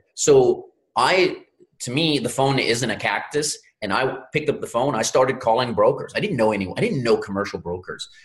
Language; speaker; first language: English; native; English